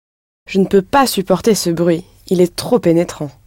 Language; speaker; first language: French; non-native, learner; English